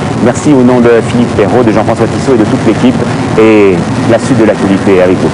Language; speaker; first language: French; native; French